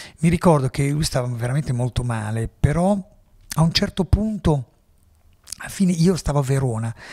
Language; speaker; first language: Italian; native; Italian